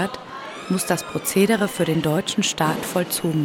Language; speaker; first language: German; native; German